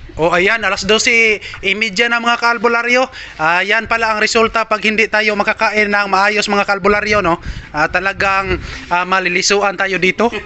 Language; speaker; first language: Filipino; native; Filipino